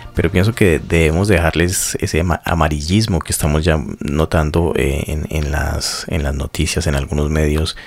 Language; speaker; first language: Spanish; native; Spanish